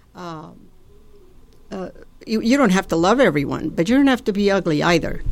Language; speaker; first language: English; early bilingual, other home language; Italian